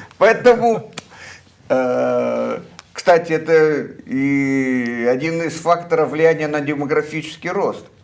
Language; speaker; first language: Russian; native; Russian